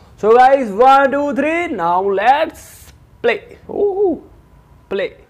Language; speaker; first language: English; non-native, local second language; Hindi